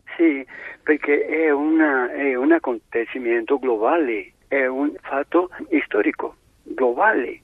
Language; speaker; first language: Italian; non-native, learner; Spanish